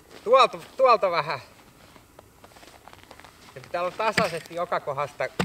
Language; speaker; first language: Finnish; native; Finnish